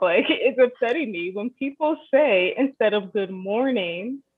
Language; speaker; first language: English; native; English